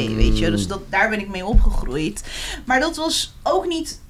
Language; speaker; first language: Dutch; early bilingual, other home language; Arabic